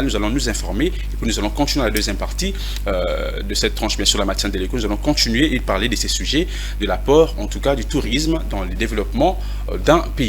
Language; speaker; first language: French; non-native, local second language; Lingala